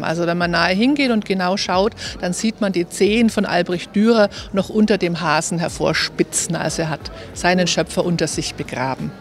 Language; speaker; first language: German; native; German